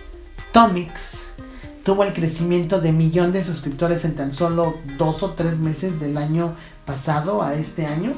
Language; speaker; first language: Spanish; native; Spanish